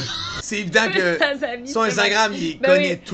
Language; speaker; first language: French; native; French